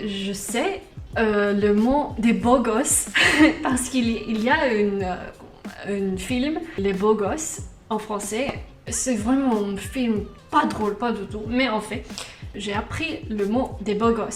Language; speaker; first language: French; non-native, learner; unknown